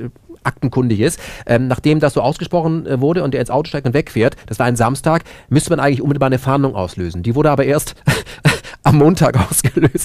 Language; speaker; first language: German; native; German